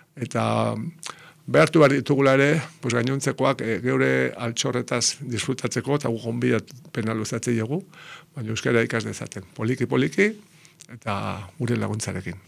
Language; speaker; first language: Basque; native; Basque